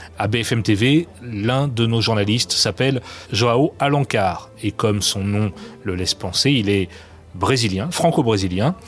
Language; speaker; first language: French; native; French